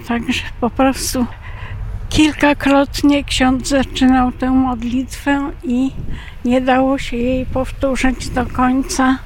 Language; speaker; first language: Polish; native; Polish